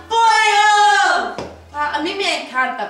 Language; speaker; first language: Spanish; non-native, learner; English